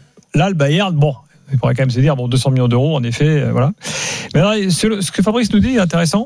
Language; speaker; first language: French; native; French